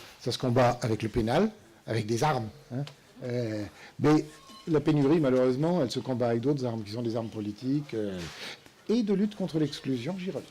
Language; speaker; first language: French; native; French